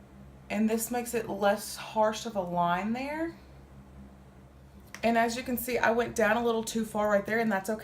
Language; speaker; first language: English; native; English